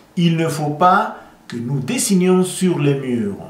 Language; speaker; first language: French; non-native, fluent; Spanish